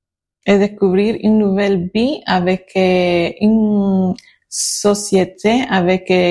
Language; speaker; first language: French; non-native, learner; Spanish